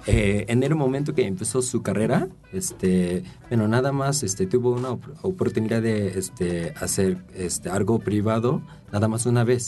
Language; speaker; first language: Spanish; non-native, fluent; Japanese